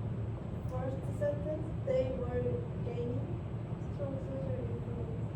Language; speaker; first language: English; non-native, learner; Korean